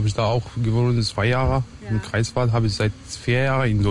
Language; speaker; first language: German; non-native, learner; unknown